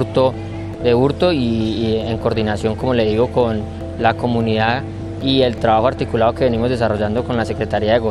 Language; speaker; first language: Spanish; native; Spanish